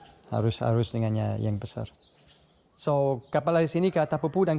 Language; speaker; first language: Indonesian; non-native, learner; English